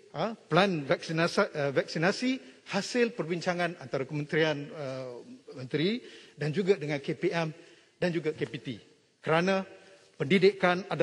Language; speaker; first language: Malay; native; Malay